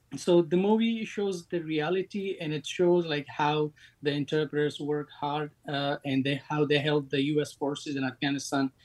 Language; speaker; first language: English; non-native, fluent; Persian